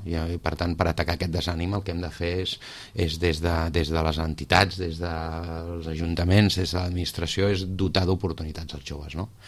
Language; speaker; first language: Catalan; native; Catalan